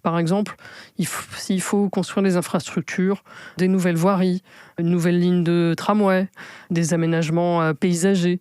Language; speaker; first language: French; native; French